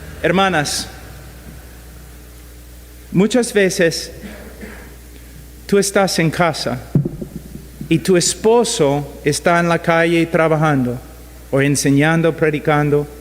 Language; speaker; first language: Spanish; non-native, fluent; English